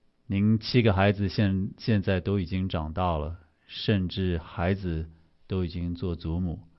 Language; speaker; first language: Chinese; native; Chinese